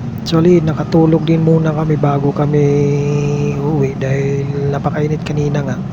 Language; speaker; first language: Filipino; native; Filipino